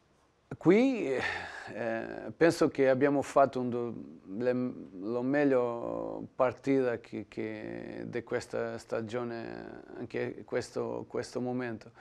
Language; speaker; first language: Italian; non-native, learner; Portuguese